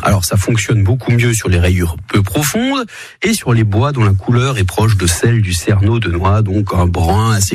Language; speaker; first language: French; native; French